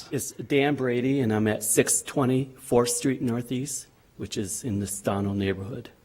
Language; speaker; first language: English; native; English